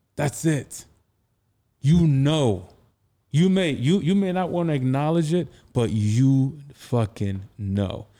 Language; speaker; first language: English; non-native, local second language; Igbo